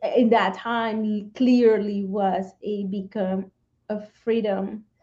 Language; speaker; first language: English; non-native, fluent; Spanish